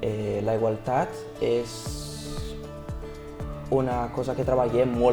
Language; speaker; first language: Catalan; early bilingual, other home language; Portuguese